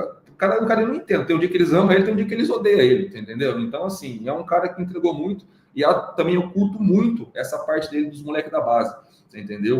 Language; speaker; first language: Portuguese; native; Portuguese